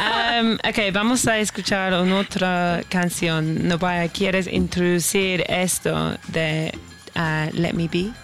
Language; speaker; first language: Spanish; non-native, learner; English